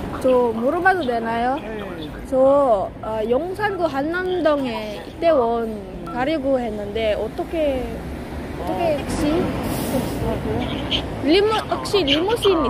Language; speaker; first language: Korean; non-native, learner; Filipino